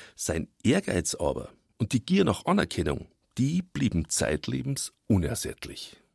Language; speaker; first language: German; native; German